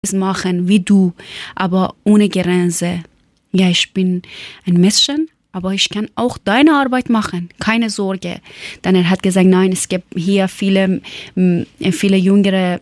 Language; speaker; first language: German; non-native, learner; Persian